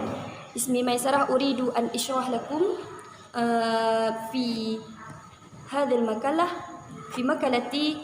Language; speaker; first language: Arabic; non-native, learner; Indonesian